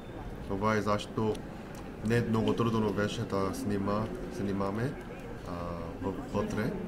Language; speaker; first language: Bulgarian; non-native, learner; Korean